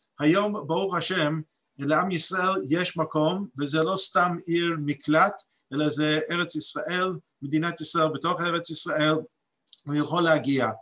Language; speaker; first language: Hebrew; non-native, fluent; English